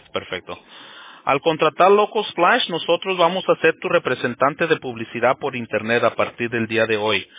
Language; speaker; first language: Spanish; early bilingual, heritage; Spanish